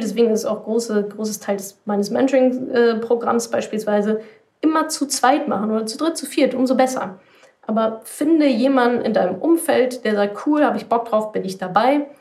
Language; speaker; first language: German; native; German